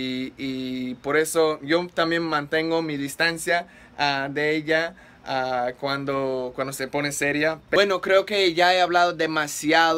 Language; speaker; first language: Spanish; non-native, fluent; English